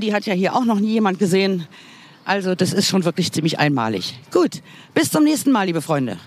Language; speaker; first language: German; native; German